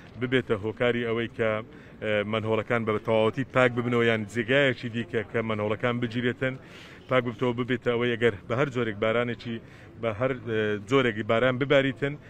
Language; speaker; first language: Central Kurdish; native; Central Kurdish